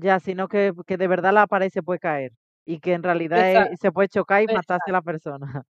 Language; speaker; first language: Spanish; native; Spanish